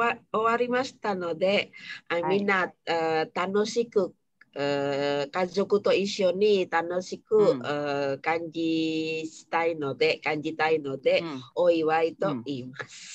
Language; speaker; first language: Japanese; non-native, learner; Indonesian